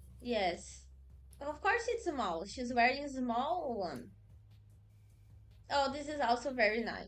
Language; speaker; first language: English; non-native, fluent; Portuguese